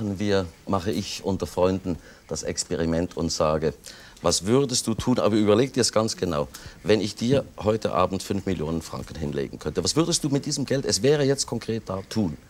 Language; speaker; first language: German; native; German